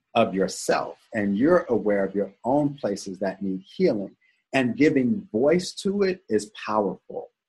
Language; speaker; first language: English; native; English